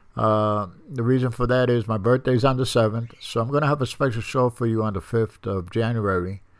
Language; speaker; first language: English; early bilingual, other home language; Spanish